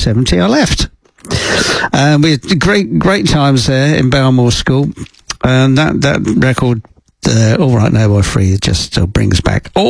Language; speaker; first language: English; native; English